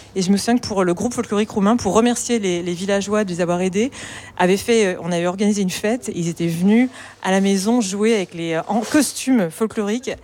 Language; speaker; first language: French; native; French